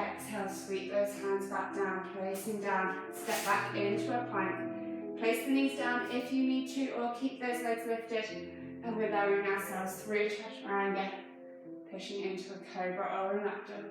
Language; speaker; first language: English; native; English